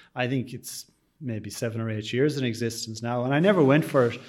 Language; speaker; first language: English; native; English